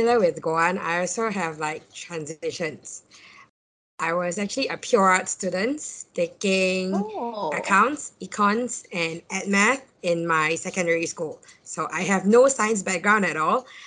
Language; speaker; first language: English; non-native, local second language; Cantonese